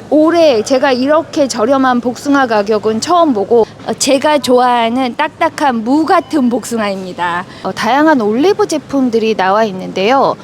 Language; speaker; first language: Korean; native; Korean